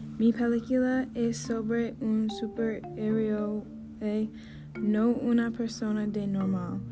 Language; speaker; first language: Spanish; non-native, learner; English